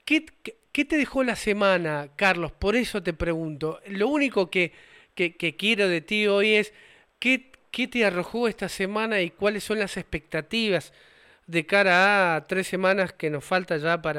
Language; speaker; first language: Spanish; native; Spanish